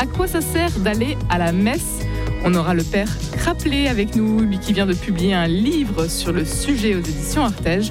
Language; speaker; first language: French; native; French